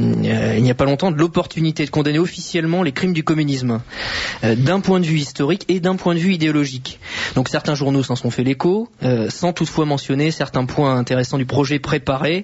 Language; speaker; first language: French; native; French